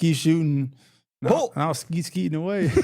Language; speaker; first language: English; native; English